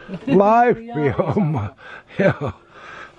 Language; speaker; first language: Finnish; native; Finnish